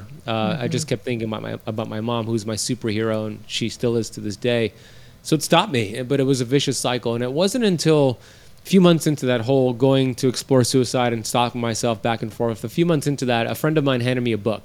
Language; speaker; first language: English; native; English